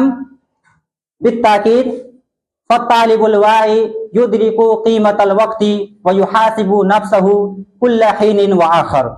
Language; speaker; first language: Arabic; non-native, learner; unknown